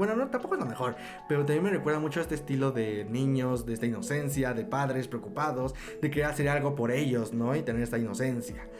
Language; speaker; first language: Spanish; native; Spanish